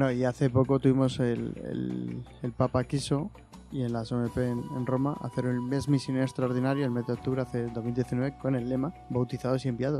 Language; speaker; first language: Spanish; native; Spanish